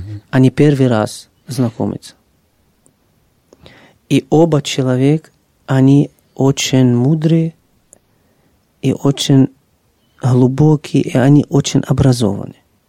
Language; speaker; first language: Russian; non-native, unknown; Arabic